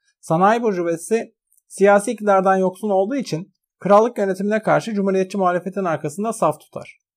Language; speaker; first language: Turkish; native; Turkish